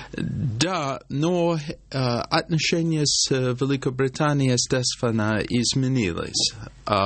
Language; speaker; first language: Russian; non-native, fluent; English